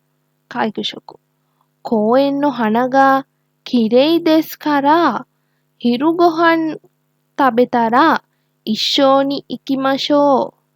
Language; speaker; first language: Japanese; non-native, learner; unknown